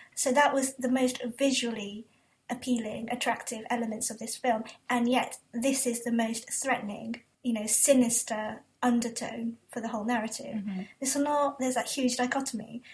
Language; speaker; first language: English; early bilingual, other home language; Japanese